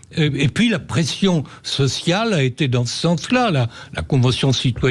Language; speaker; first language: French; native; French